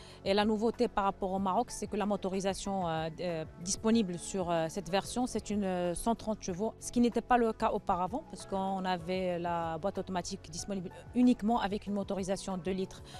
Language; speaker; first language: French; non-native, local second language; Arabic